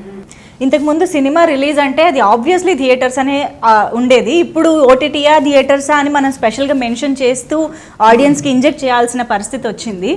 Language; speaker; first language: Telugu; native; Telugu